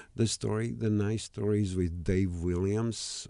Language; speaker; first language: English; non-native, fluent; Romanian